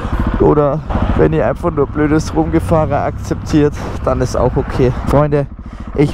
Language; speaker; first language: German; native; German